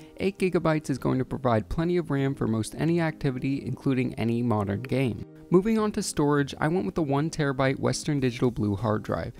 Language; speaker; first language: English; native; English